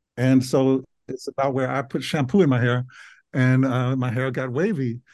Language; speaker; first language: English; native; English